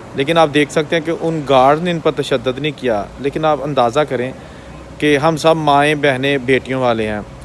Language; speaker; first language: Urdu; non-native, local second language; Punjabi